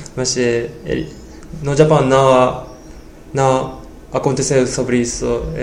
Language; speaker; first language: Portuguese; non-native, learner; Japanese